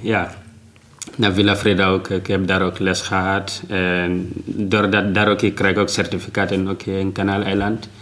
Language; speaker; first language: Dutch; non-native, learner; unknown